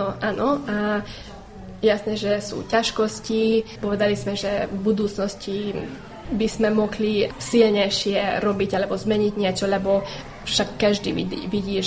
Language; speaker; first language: Slovak; non-native, local second language; Hungarian